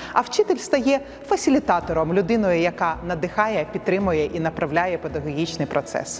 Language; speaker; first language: Ukrainian; native; Ukrainian